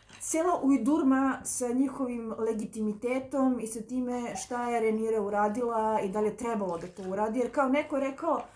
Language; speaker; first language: Serbian; native; Serbian